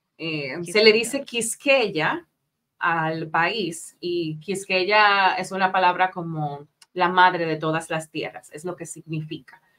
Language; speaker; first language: Spanish; native; Spanish